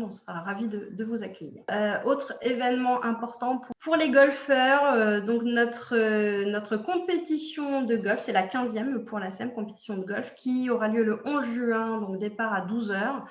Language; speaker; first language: French; native; French